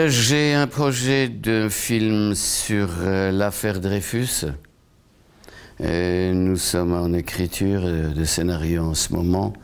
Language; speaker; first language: French; non-native, fluent; Polish